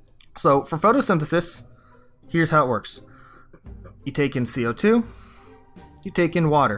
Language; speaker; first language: English; native; English